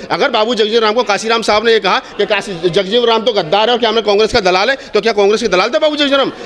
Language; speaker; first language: Hindi; native; Hindi